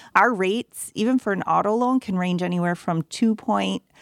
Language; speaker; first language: English; native; English